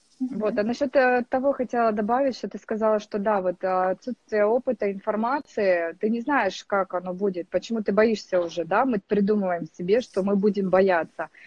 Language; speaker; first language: Russian; native; Russian